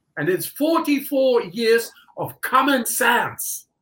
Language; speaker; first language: English; non-native, fluent; Dutch